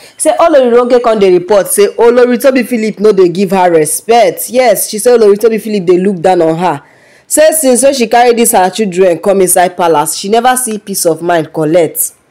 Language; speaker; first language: Nigerian Pidgin; non-native, local second language; Yoruba